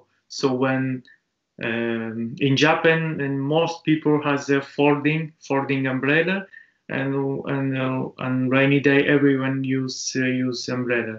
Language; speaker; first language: English; non-native, learner; Japanese